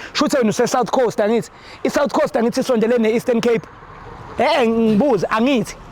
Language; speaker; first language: Zulu; native; Zulu